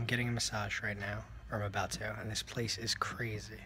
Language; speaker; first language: English; native; English